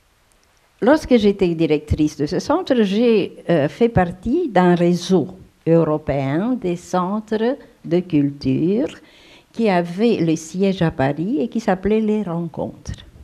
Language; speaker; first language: French; non-native, fluent; Romanian